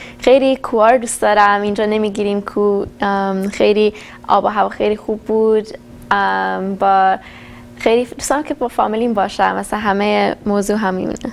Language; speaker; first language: Persian; early bilingual, heritage; Persian